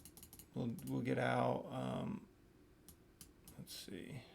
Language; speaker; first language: English; native; English